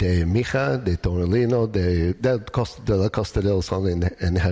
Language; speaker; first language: Spanish; non-native, learner; English